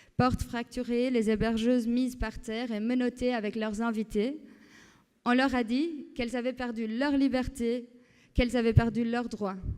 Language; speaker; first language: French; non-native, fluent; Portuguese